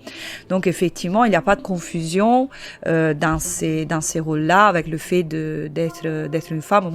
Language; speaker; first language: French; native; French